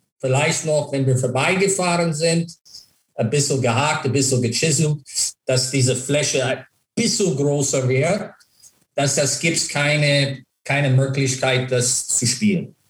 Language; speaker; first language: German; non-native, fluent; English